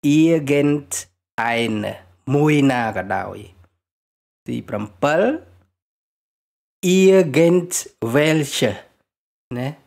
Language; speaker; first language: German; non-native, learner; Khmer